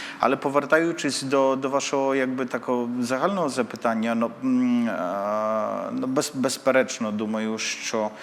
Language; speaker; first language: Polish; non-native, learner; Ukrainian